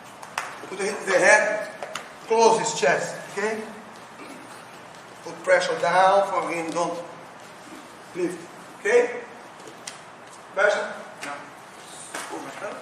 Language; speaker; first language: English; non-native, learner; Portuguese